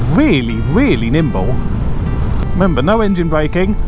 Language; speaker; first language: English; native; English